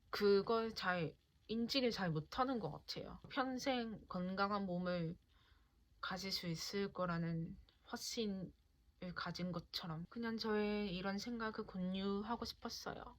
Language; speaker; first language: Korean; native; Korean